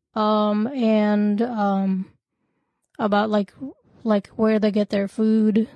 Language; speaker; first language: English; non-native, local second language; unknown